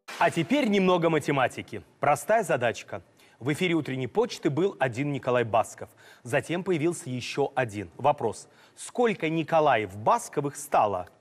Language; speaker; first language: Russian; native; Russian